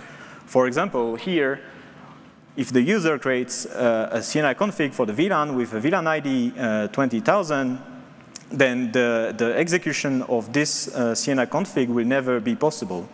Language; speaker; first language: English; non-native, fluent; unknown